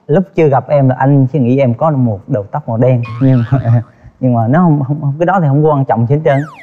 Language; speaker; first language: Vietnamese; native; Vietnamese